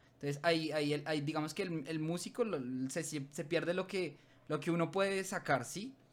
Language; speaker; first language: Spanish; native; Spanish